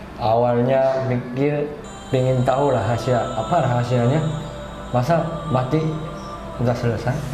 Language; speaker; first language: Indonesian; non-native, fluent; Korean